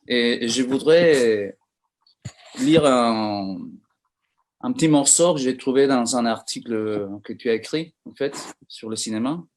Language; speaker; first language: French; non-native, fluent; Spanish